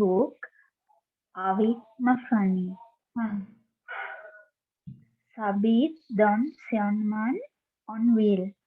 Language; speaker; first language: French; non-native, learner; Sinhala